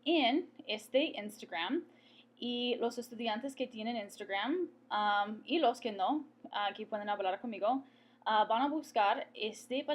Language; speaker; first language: Spanish; non-native, fluent; English